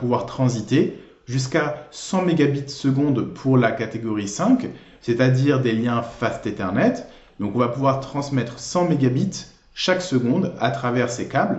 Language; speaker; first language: French; native; French